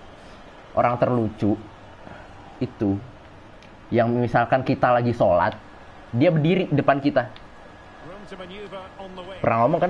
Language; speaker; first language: Indonesian; native; Indonesian